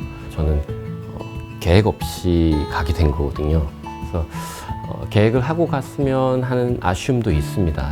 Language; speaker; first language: Korean; native; Korean